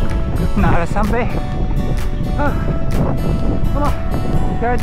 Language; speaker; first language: Chinese; non-native, learner; Japanese